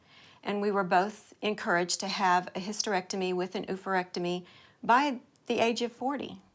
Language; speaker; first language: English; native; English